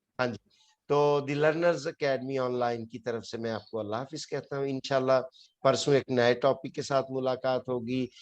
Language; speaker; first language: Urdu; non-native, local second language; Punjabi